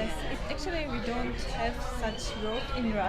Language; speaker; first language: English; non-native, learner; Russian